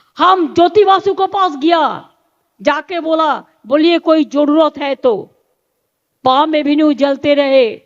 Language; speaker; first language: Hindi; non-native, local second language; Bangla